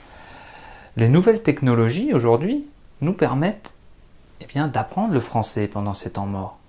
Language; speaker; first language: French; native; French